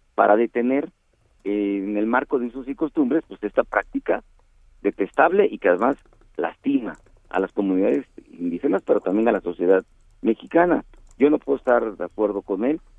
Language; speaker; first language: Spanish; native; Spanish